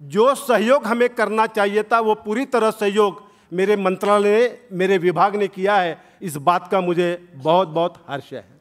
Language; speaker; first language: Hindi; non-native, local second language; Marathi